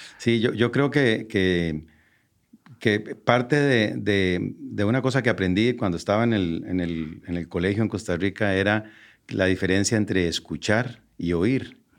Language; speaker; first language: Spanish; native; Spanish